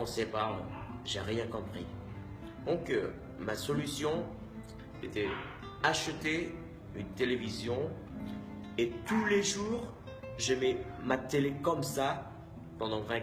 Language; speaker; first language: French; non-native, fluent; Vietnamese